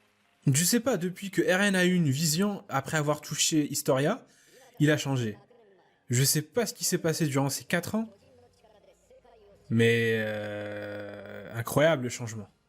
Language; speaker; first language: French; native; French